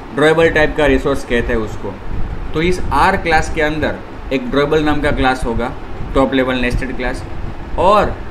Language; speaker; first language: Hindi; non-native, local second language; Gujarati